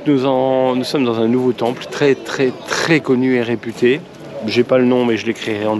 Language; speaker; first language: French; native; French